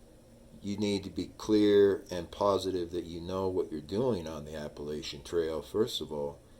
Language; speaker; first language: English; native; English